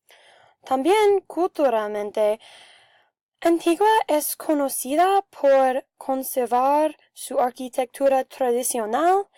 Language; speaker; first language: Spanish; non-native, learner; English